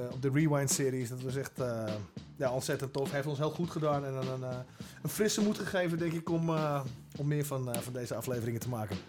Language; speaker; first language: Dutch; native; Dutch